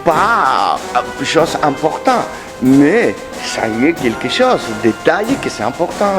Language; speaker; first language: French; non-native, learner; Spanish